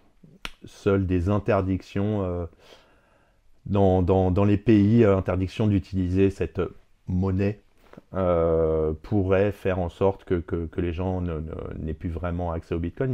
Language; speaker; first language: French; native; French